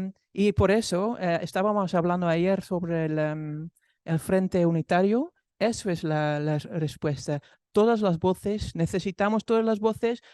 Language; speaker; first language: Spanish; non-native, fluent; Dutch